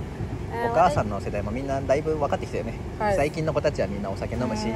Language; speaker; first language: Japanese; native; Japanese